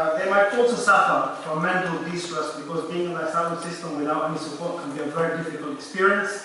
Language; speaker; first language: English; early bilingual, other home language; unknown